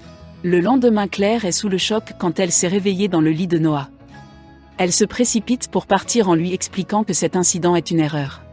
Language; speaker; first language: French; non-native, local second language; Haitian Creole